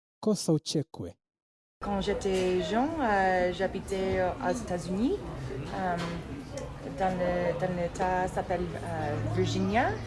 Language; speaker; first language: French; non-native, learner; English